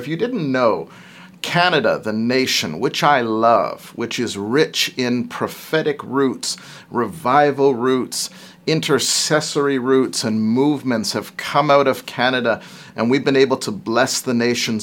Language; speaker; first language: English; native; English